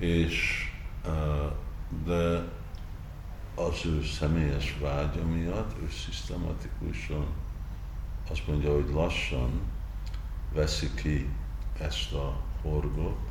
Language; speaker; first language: Hungarian; early bilingual, heritage; Hungarian